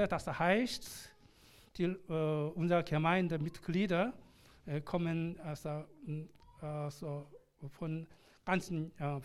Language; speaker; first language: German; non-native, learner; Korean